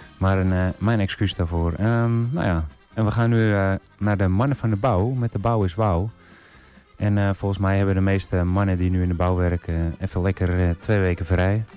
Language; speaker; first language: Dutch; native; Dutch